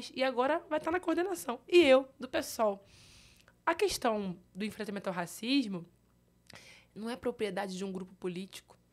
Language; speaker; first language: Portuguese; native; Portuguese